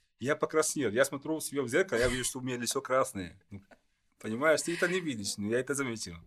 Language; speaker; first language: Russian; non-native, fluent; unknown